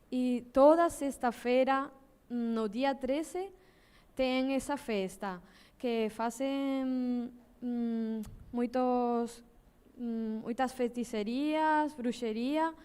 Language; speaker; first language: Portuguese; non-native, learner; Spanish